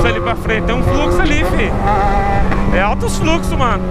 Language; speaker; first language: Portuguese; native; Portuguese